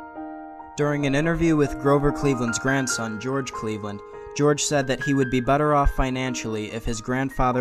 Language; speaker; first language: English; native; English